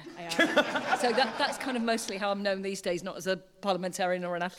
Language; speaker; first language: English; native; English